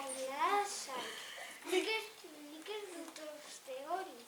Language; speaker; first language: Basque; non-native, local second language; Spanish